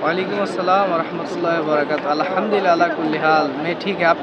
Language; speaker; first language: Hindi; non-native, learner; Bangla